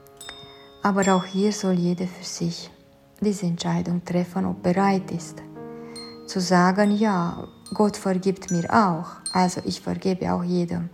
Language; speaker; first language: German; non-native, fluent; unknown